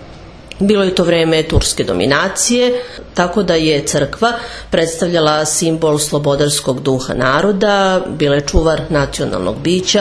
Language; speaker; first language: Serbian; native; Serbian